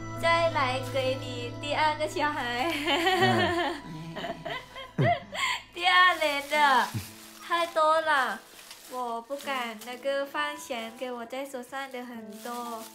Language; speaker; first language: Chinese; non-native, learner; Lao